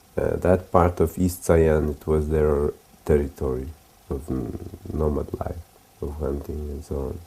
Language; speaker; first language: English; non-native, fluent; Lithuanian